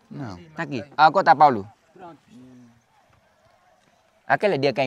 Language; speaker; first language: Portuguese; non-native, learner; Vietnamese